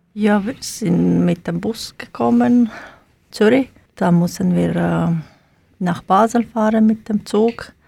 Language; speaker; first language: German; non-native, learner; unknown